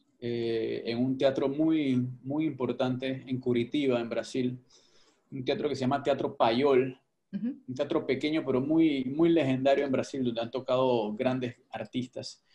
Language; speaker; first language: Spanish; native; Spanish